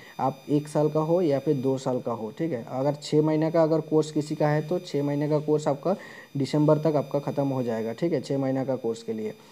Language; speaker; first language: Hindi; non-native, local second language; Bangla